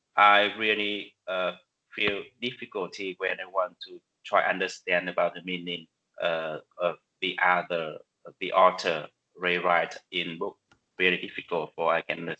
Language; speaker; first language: English; non-native, learner; Vietnamese